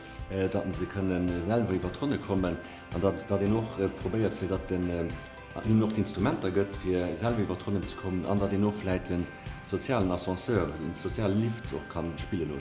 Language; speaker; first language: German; non-native, local second language; Luxembourgish